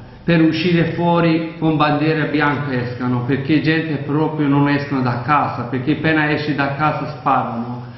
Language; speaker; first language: Italian; non-native, learner; Kurdish